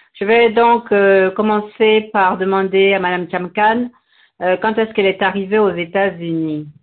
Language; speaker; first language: French; non-native, local second language; Bambara